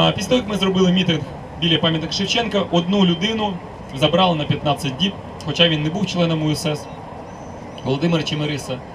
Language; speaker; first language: Ukrainian; non-native, local second language; Russian